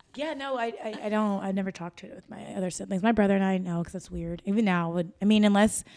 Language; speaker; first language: English; native; English